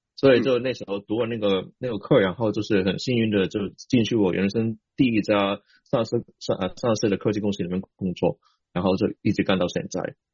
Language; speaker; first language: Chinese; non-native, local second language; Cantonese